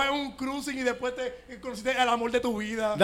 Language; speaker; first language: Spanish; native; Spanish